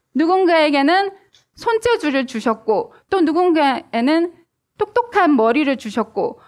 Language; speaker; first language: Korean; native; Korean